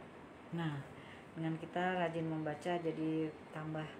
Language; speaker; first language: Indonesian; native; Indonesian